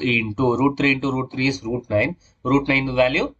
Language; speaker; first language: English; non-native, local second language; Kannada